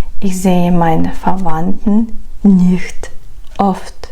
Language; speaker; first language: German; non-native, fluent; Ukrainian